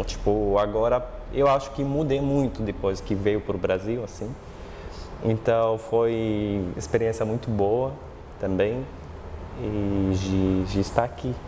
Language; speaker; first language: Portuguese; non-native, fluent; Arabic